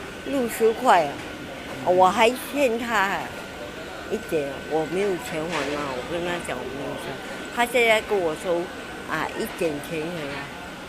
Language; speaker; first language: Chinese; non-native, local second language; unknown